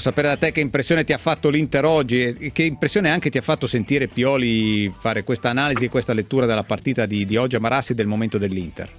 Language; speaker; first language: Italian; native; Italian